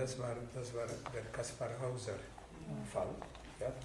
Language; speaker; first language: German; non-native, fluent; Hungarian